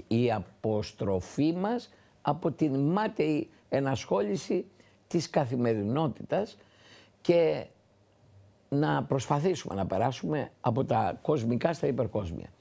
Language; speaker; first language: Greek; native; Greek